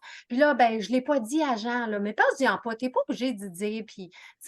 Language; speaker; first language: French; native; French